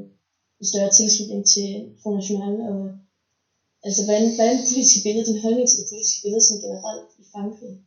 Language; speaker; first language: Danish; native; Danish